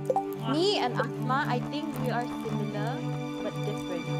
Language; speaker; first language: English; non-native, local second language; Malay